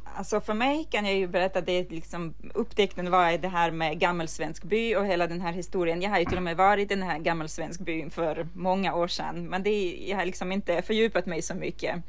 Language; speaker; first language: Swedish; non-native, fluent; Ukrainian